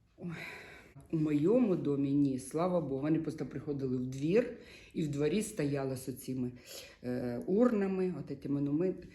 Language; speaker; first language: Ukrainian; non-native, local second language; Russian